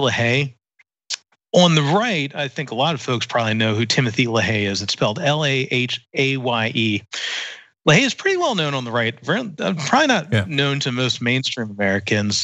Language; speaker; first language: English; native; English